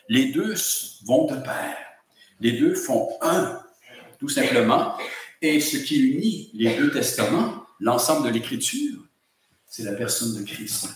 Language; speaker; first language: French; native; French